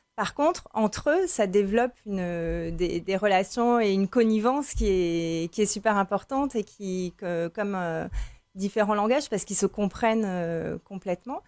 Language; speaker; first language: French; native; French